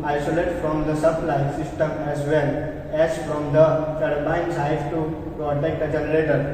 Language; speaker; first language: English; non-native, local second language; Gujarati